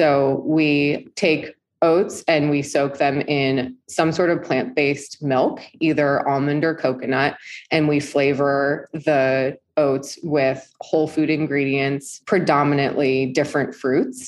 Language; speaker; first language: English; native; English